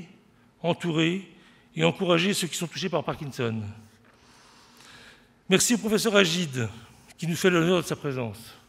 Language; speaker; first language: French; native; French